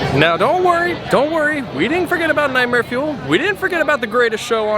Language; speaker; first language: English; native; English